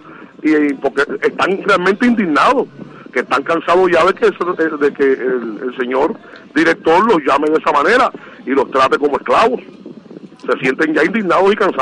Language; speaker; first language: Spanish; native; Spanish